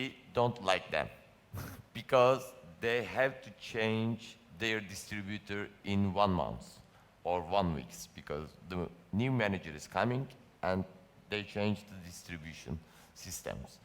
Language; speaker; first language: English; non-native, learner; Turkish